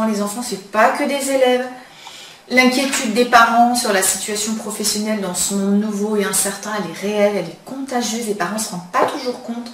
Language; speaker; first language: French; native; French